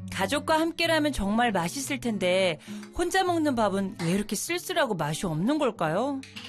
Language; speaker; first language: Korean; native; Korean